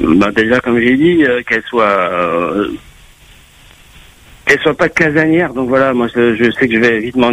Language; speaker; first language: French; native; French